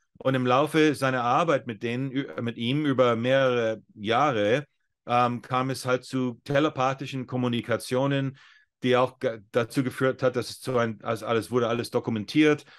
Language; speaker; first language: German; non-native, fluent; English